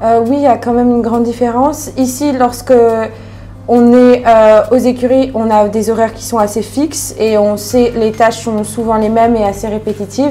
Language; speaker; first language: French; native; French